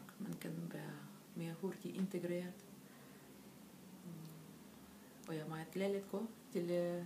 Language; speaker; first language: Danish; non-native, learner; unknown